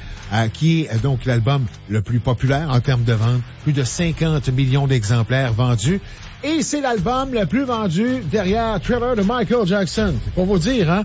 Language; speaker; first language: French; native; French